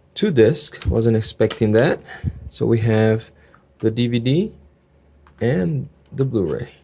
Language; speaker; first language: English; native; English